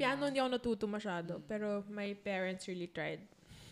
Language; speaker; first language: English; non-native, local second language; Filipino